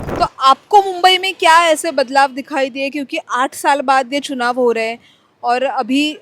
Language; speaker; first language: Hindi; non-native, local second language; Marathi